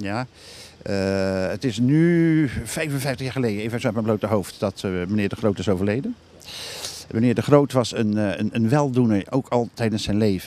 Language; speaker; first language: Dutch; native; Dutch